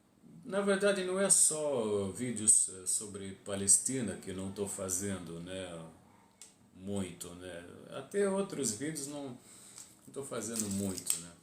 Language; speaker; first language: Portuguese; non-native, fluent; Arabic